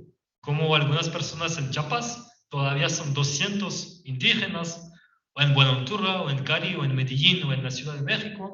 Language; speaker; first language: Spanish; non-native, fluent; French